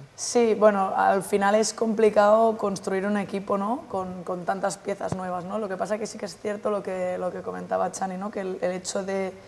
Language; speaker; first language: Spanish; native; Spanish